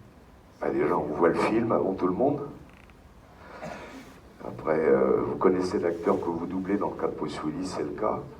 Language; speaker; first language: French; native; French